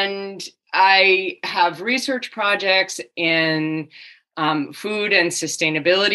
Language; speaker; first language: English; native; English